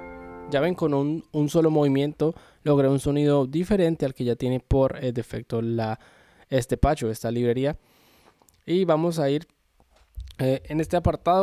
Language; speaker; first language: Spanish; native; Spanish